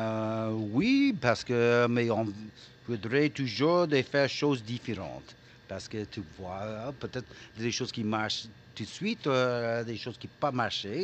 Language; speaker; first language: French; non-native, local second language; English